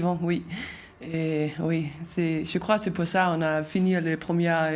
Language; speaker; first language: French; non-native, learner; Danish